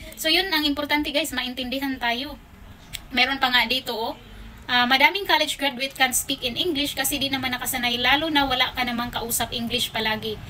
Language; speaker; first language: Filipino; non-native, local second language; Cebuano